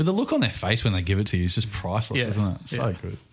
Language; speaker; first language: English; native; English